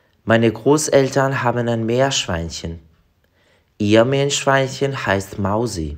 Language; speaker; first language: German; non-native, fluent; Serbian